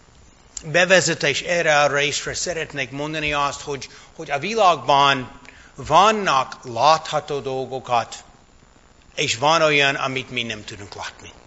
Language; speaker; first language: Hungarian; non-native, fluent; English